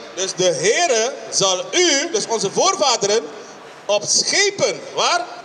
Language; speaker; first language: Dutch; non-native, local second language; Papiamento